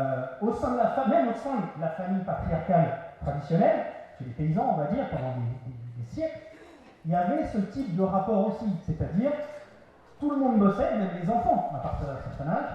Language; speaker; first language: French; native; French